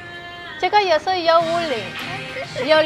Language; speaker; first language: Chinese; non-native, fluent; Indonesian